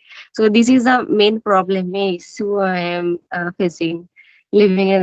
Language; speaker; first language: English; non-native, learner; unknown